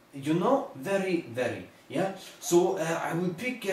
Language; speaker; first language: English; non-native, learner; German